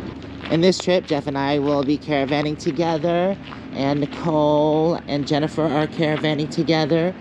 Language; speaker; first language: English; native; English